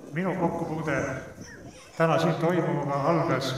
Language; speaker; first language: Estonian; native; Estonian